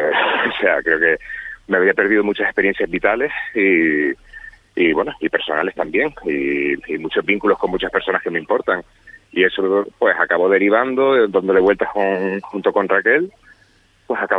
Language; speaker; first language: Spanish; native; Spanish